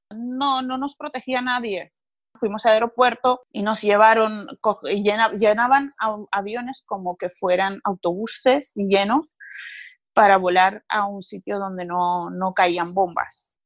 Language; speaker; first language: Spanish; non-native, fluent; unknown